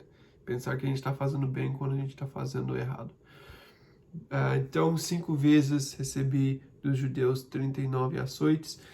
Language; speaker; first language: Portuguese; non-native, fluent; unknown